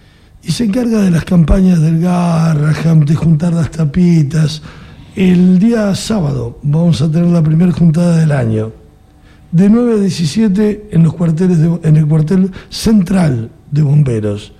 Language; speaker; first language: Spanish; native; Spanish